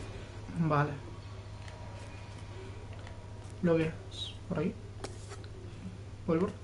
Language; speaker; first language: Spanish; native; Spanish